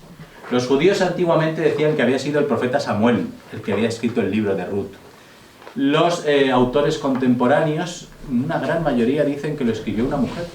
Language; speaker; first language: Spanish; native; Spanish